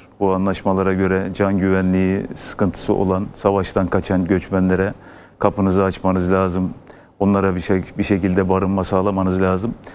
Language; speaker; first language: Turkish; native; Turkish